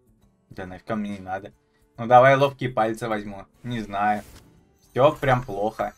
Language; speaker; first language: Russian; native; Russian